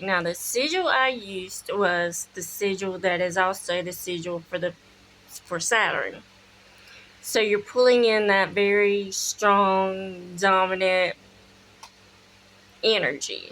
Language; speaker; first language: English; native; English